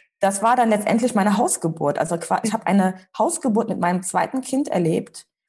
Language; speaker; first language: German; early bilingual, other home language; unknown